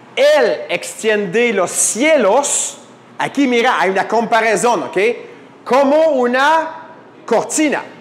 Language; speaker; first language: Spanish; non-native, fluent; French